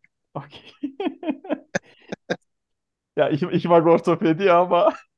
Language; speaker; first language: German; non-native, learner; Turkish